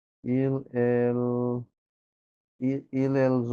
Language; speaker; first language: French; non-native, learner; Bangla